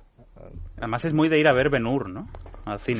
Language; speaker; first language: Spanish; native; Spanish